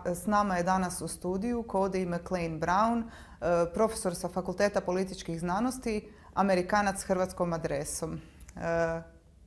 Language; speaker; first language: Croatian; native; Croatian